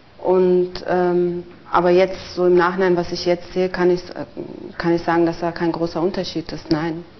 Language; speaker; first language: German; early bilingual, other home language; Turkish